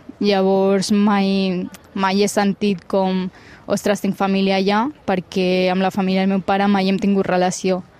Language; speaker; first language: Catalan; early bilingual, other home language; Punjabi